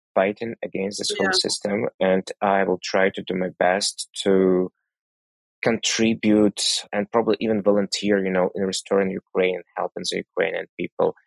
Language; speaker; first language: English; non-native, fluent; Russian